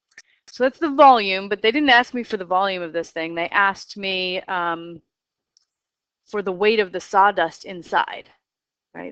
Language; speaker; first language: English; native; English